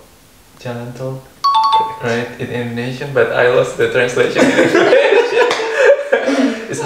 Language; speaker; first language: English; non-native, learner; Indonesian